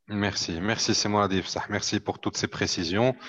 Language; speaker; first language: French; non-native, local second language; Arabic